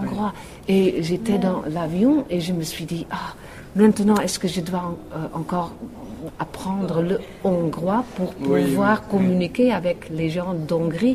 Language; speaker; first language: French; non-native, fluent; Western Frisian